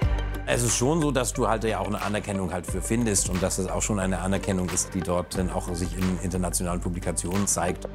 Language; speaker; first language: German; native; German